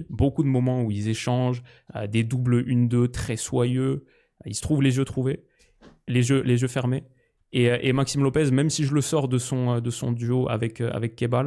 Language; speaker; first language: French; native; French